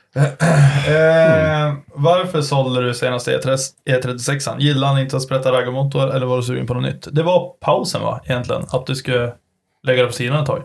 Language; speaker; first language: Swedish; native; Swedish